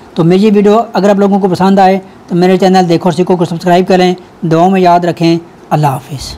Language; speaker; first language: Urdu; non-native, local second language; Punjabi